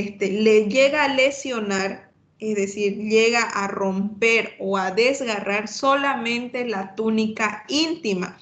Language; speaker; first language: Spanish; native; Spanish